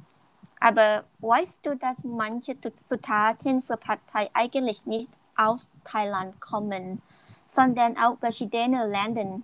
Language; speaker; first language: German; non-native, learner; Thai